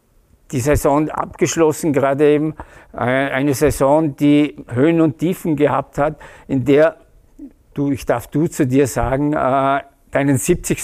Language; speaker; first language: German; native; German